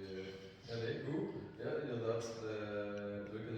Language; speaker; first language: Dutch; non-native, local second language; French